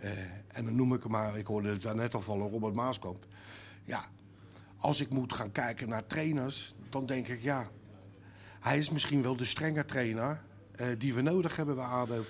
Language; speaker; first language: Dutch; native; Dutch